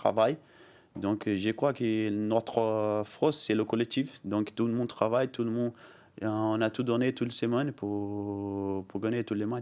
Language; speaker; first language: French; non-native, learner; Portuguese